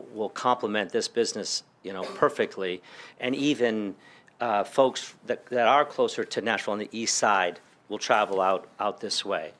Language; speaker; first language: English; early bilingual, other home language; Spanish